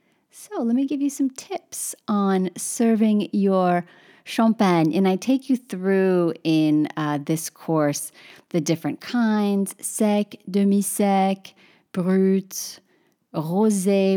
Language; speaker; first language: English; native; English